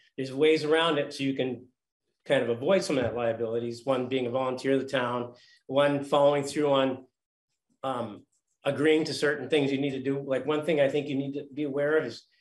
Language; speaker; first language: English; native; English